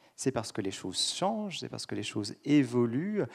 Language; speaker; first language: French; native; French